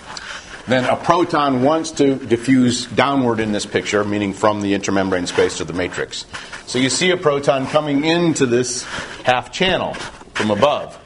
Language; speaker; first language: English; native; English